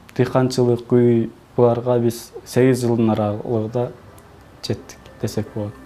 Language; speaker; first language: Kyrgyz; early bilingual, heritage; Kyrgyz